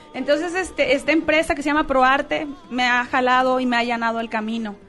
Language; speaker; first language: Spanish; native; Spanish